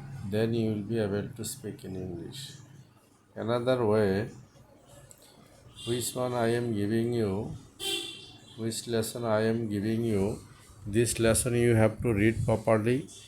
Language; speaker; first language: English; non-native, local second language; Bangla